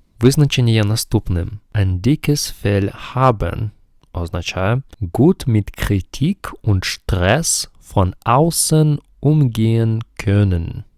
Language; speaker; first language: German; non-native, fluent; Ukrainian